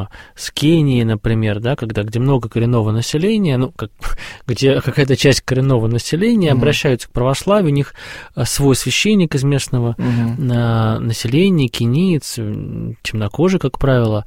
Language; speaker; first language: Russian; native; Russian